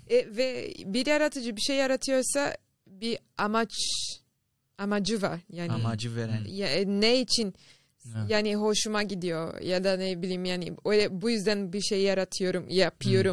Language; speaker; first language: Turkish; non-native, learner; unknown